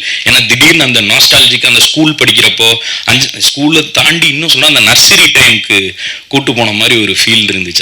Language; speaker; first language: Tamil; native; Tamil